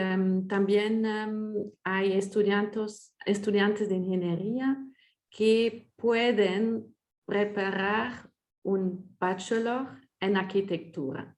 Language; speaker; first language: Spanish; non-native, fluent; French